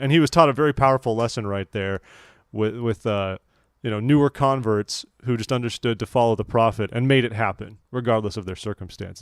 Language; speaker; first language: English; native; English